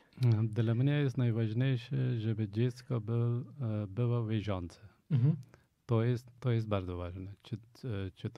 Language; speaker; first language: Polish; non-native, fluent; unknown